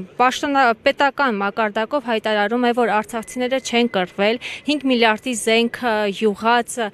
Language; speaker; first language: Armenian; native; Armenian